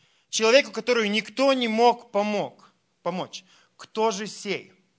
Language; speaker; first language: Russian; early bilingual, heritage; Russian